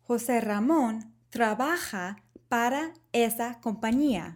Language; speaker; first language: Spanish; non-native, fluent; English